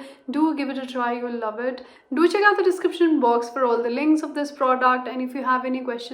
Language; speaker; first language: English; non-native, local second language; Hindi